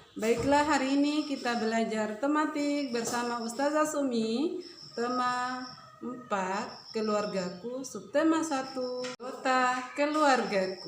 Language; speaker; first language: Indonesian; native; Indonesian